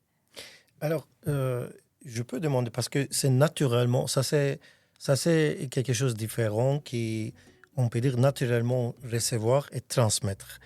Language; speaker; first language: French; non-native, fluent; Armenian